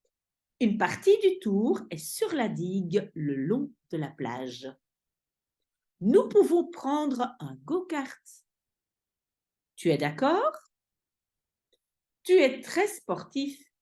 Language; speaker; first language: French; non-native, fluent; Dutch